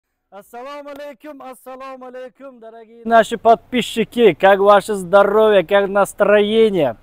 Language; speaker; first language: Russian; non-native, fluent; Uzbek